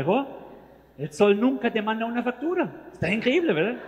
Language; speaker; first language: Spanish; non-native, fluent; German